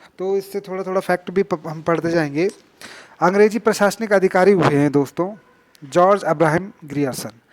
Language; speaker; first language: Hindi; native; Hindi